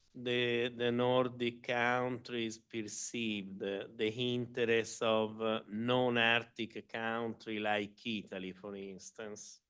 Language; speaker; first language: English; non-native, fluent; Italian